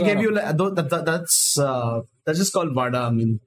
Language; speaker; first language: English; non-native, local second language; Tamil